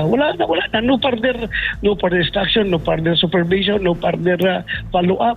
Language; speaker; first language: English; non-native, local second language; Filipino